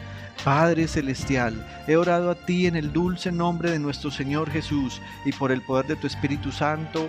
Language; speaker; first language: Spanish; native; Spanish